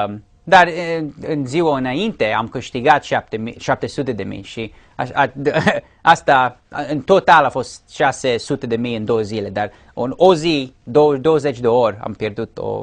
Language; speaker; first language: Romanian; early bilingual, heritage; English